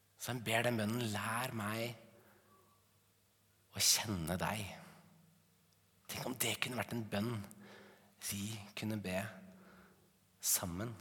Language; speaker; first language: Norwegian; native; Norwegian